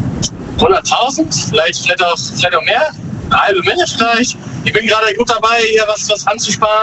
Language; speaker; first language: German; native; German